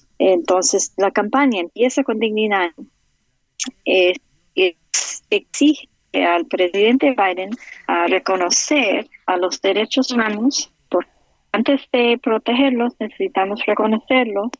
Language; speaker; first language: Spanish; non-native, fluent; English